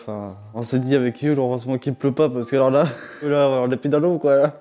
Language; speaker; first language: French; native; French